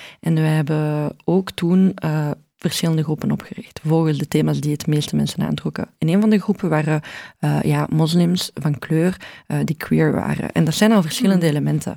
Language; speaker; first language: Dutch; early bilingual, other home language; Arabic